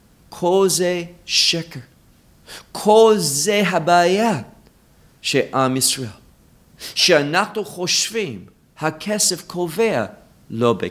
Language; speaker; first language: Hebrew; non-native, fluent; English